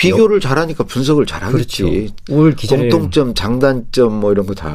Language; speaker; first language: Korean; native; Korean